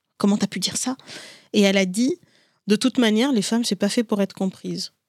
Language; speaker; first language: French; non-native, local second language; Ngazidja Comorian